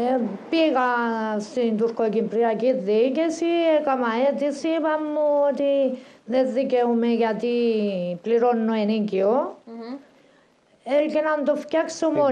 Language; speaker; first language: Greek; non-native, local second language; Turkish